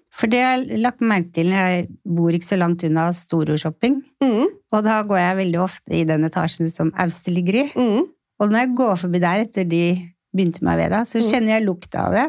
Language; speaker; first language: Norwegian; native; Norwegian